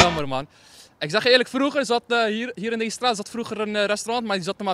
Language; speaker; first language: Dutch; early bilingual, other home language; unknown